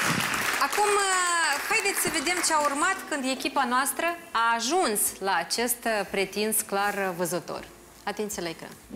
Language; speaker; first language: Romanian; native; Romanian